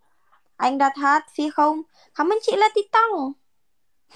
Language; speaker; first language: Vietnamese; non-native, learner; Indonesian